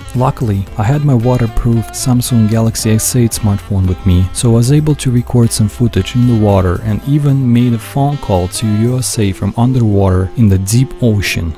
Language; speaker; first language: English; non-native, fluent; Russian